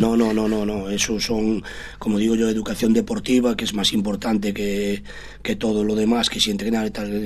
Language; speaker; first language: Spanish; non-native, local second language; Galician